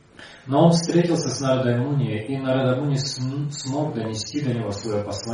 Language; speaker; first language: Russian; native; Russian